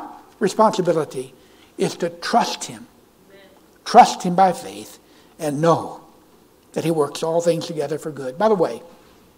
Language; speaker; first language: English; native; English